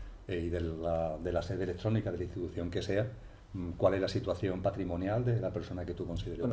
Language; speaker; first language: Spanish; native; Spanish